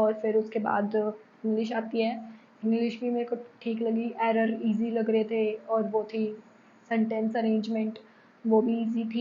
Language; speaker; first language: Hindi; native; Hindi